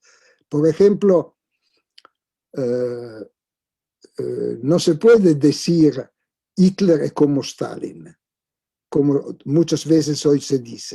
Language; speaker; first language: Spanish; non-native, fluent; Italian